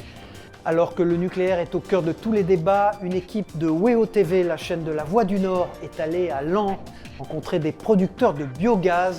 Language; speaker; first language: French; native; French